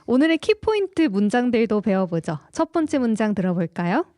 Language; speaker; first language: Korean; native; Korean